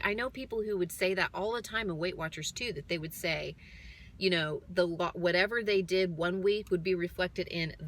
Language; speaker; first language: English; native; English